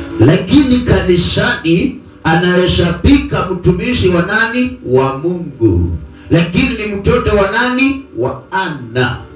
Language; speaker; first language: Swahili; native; Swahili